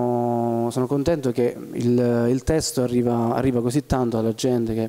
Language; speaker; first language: Italian; native; Italian